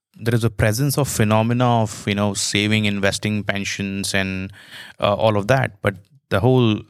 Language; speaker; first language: English; non-native, local second language; Hindi